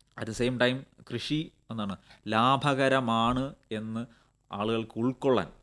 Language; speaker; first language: Malayalam; native; Malayalam